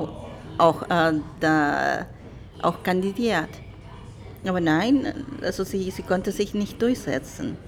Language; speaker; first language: German; non-native, fluent; Spanish